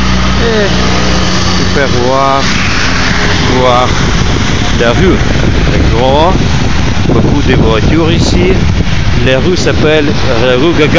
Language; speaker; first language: French; non-native, learner; Ukrainian